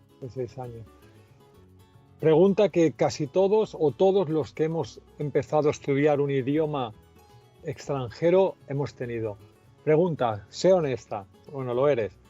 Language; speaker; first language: Spanish; native; Spanish